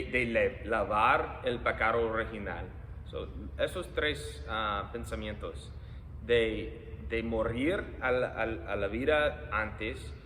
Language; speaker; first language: Spanish; non-native, fluent; English